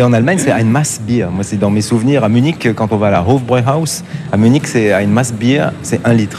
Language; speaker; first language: French; native; French